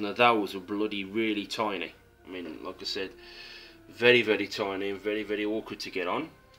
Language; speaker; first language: English; native; English